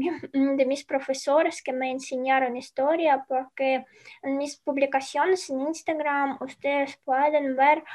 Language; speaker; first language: Spanish; non-native, fluent; Ukrainian